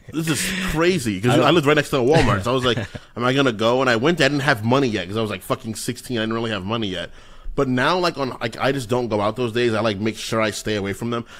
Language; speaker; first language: English; native; English